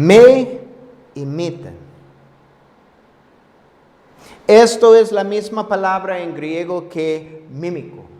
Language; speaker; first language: Spanish; non-native, fluent; English